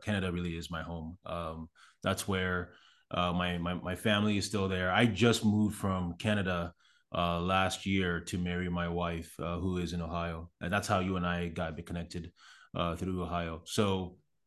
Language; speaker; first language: English; early bilingual, other home language; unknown